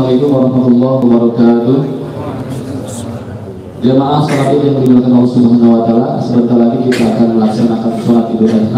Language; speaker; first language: Indonesian; native; Indonesian